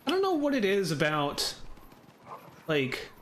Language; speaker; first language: English; native; English